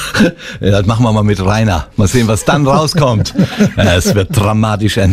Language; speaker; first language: German; native; German